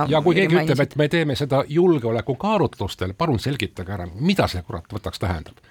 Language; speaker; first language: Estonian; non-native, local second language; Russian